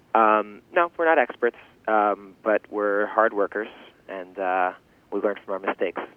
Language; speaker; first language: English; early bilingual, other home language; Yiddish